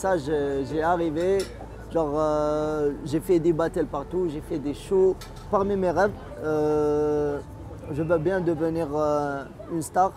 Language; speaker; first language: French; non-native, local second language; Arabic